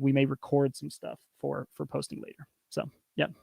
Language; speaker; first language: English; native; English